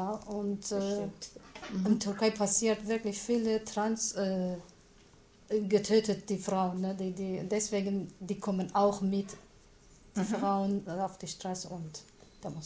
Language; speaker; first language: German; non-native, learner; Kurdish